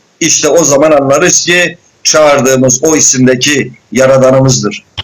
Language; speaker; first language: Turkish; native; Turkish